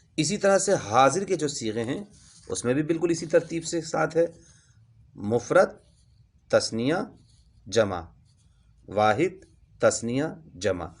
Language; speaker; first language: Urdu; native; Urdu